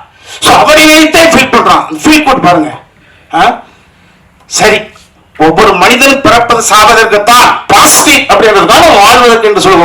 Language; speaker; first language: Tamil; native; Tamil